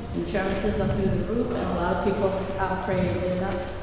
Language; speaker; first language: English; native; English